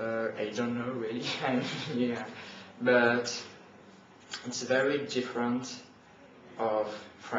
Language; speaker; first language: English; non-native, learner; French